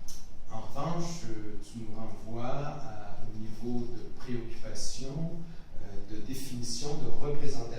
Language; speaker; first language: French; native; French